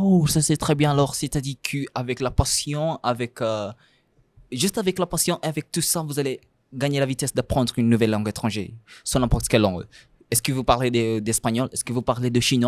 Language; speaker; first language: French; non-native, fluent; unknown